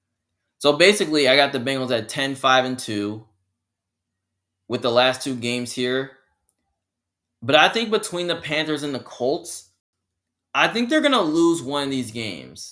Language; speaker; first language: English; native; English